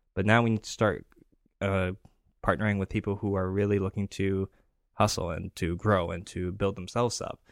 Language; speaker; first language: English; early bilingual, other home language; Greek